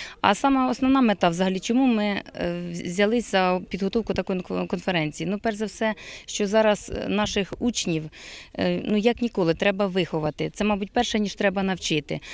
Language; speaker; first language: Ukrainian; native; Ukrainian